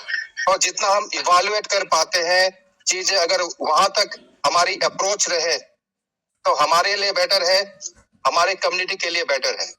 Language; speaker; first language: Hindi; native; Hindi